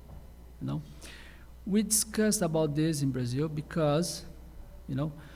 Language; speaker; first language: English; non-native, learner; Portuguese